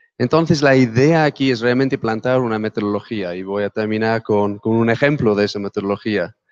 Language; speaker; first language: Spanish; non-native, fluent; English